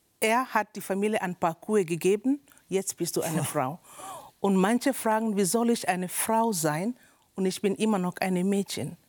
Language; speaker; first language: German; non-native, learner; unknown